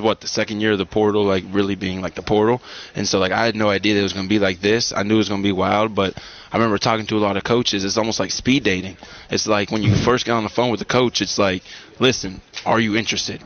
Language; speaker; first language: English; native; English